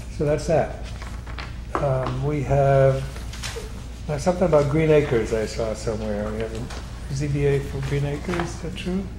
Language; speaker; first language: English; native; English